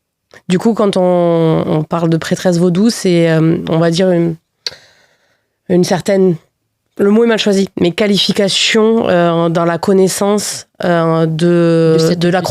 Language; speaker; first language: French; native; French